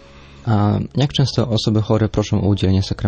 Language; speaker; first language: Polish; native; Polish